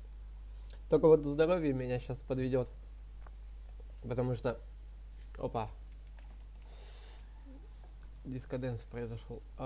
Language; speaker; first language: Russian; native; Russian